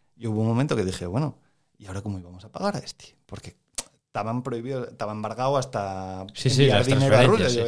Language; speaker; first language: Spanish; native; Spanish